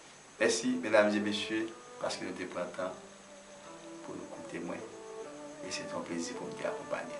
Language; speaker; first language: French; non-native, local second language; Haitian Creole